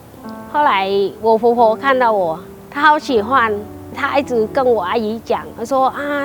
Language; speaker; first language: Chinese; non-native, fluent; Vietnamese